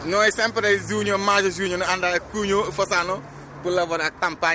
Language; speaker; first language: Italian; non-native, learner; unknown